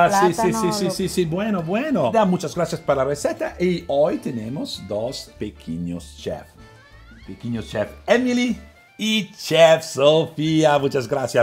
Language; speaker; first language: Spanish; non-native, learner; Italian